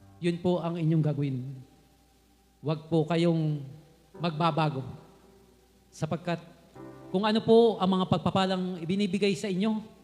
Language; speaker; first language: Filipino; native; Filipino